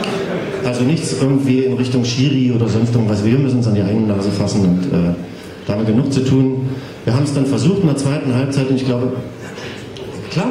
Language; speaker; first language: German; native; German